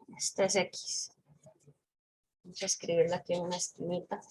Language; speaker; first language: Spanish; native; Spanish